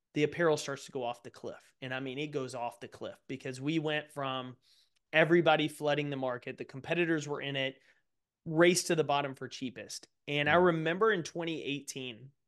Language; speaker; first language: English; native; English